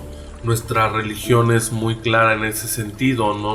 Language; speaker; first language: Spanish; native; Spanish